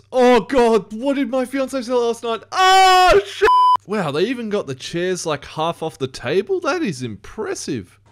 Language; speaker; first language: English; native; English